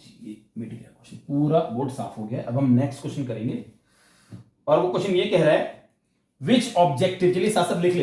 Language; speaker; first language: Hindi; native; Hindi